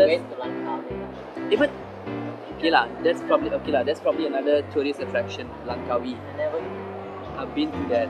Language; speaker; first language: English; non-native, local second language; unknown